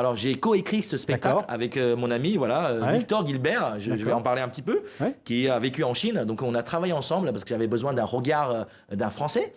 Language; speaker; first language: French; non-native, fluent; Chinese